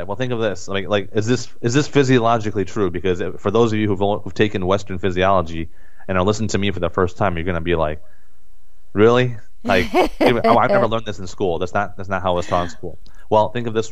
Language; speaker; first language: English; native; English